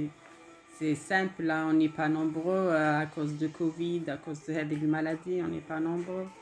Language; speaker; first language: French; non-native, local second language; Arabic